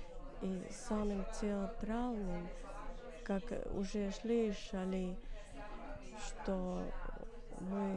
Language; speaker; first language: Russian; non-native, learner; Finnish